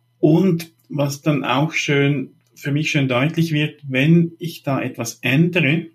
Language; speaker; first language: German; native; German